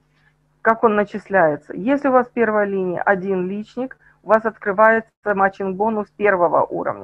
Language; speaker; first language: Russian; native; Russian